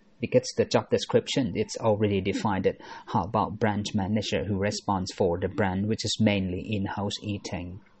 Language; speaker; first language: English; non-native, fluent; Thai